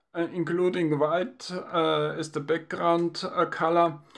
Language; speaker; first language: English; non-native, fluent; German